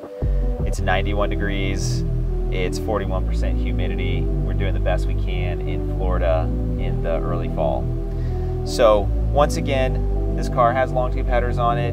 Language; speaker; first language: English; native; English